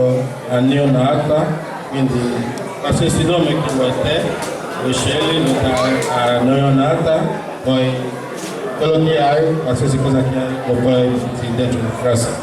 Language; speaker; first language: Italian; non-native, learner; Igbo